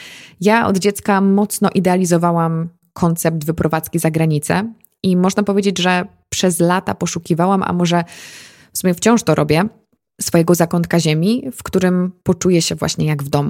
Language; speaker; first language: Polish; native; Polish